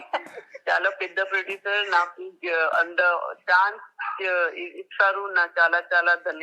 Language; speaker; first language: Telugu; non-native, learner; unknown